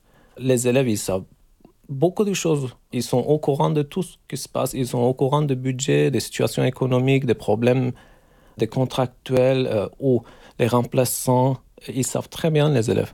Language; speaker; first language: French; non-native, learner; Turkish